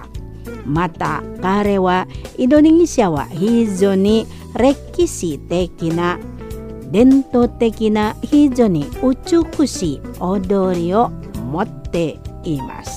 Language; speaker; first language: Japanese; non-native, fluent; Indonesian